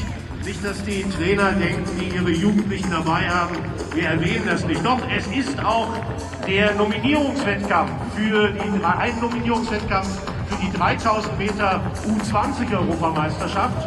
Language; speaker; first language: German; native; German